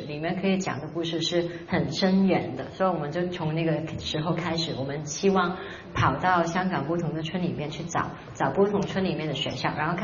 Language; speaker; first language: Chinese; non-native, local second language; Cantonese